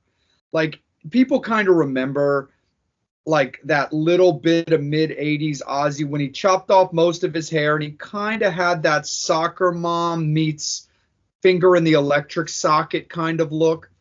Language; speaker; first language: English; native; English